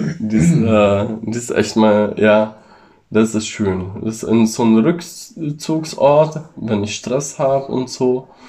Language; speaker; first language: German; non-native, local second language; Ladin